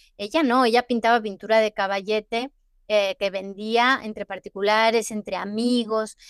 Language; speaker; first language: Spanish; native; Spanish